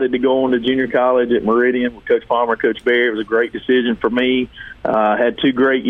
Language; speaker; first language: English; native; English